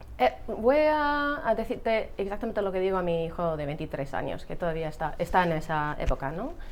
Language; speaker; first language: Spanish; non-native, fluent; English